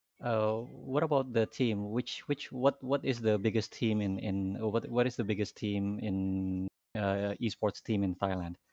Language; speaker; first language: English; non-native, fluent; Indonesian